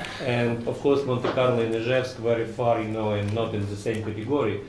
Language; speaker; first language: English; non-native, fluent; Russian